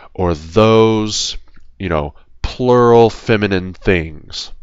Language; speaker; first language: English; native; English